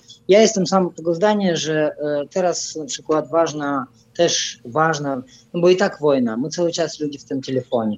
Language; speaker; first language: Polish; non-native, fluent; Russian